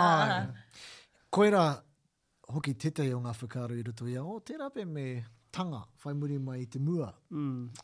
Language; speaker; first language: Māori; non-native, local second language; English